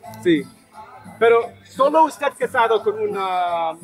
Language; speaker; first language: Spanish; non-native, learner; English